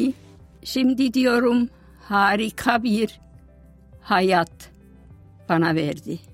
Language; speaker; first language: Turkish; non-native, fluent; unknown